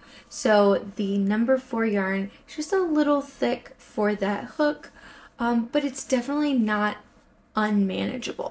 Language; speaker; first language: English; native; English